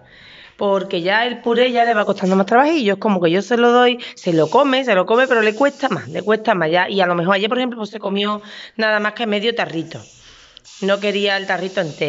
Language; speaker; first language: Spanish; native; Spanish